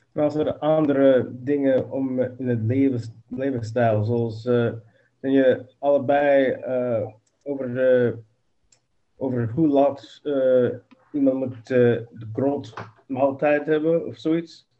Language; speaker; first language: Dutch; non-native, learner; English